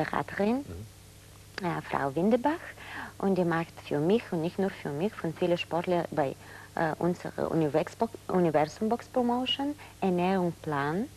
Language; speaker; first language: German; non-native, fluent; Bulgarian